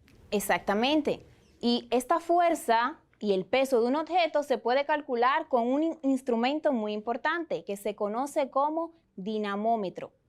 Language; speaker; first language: Spanish; native; Spanish